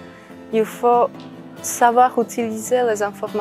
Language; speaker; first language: French; non-native, fluent; Czech